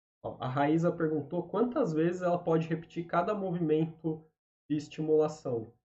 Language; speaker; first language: Portuguese; native; Portuguese